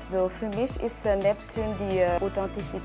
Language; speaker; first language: German; non-native, learner; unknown